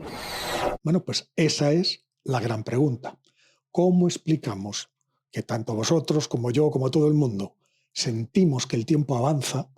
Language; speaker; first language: Spanish; native; Spanish